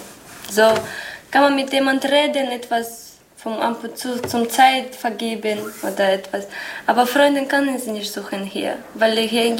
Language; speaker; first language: German; non-native, learner; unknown